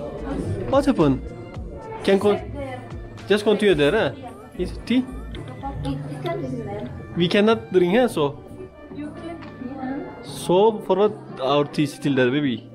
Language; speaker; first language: English; non-native, learner; Turkish